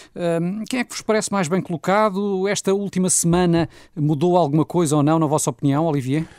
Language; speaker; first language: Portuguese; native; Portuguese